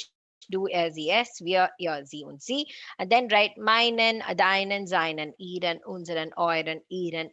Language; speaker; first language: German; non-native, fluent; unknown